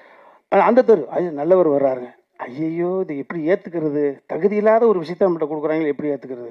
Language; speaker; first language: Tamil; native; Tamil